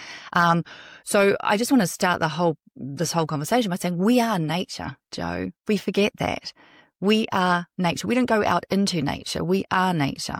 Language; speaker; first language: English; native; English